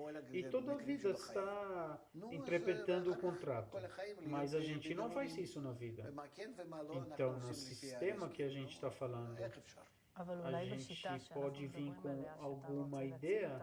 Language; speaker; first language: Portuguese; non-native, fluent; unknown